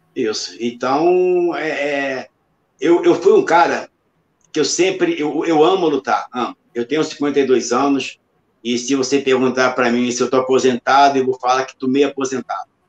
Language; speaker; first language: Portuguese; native; Portuguese